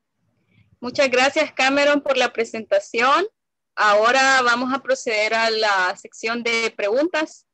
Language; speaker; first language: Spanish; native; Spanish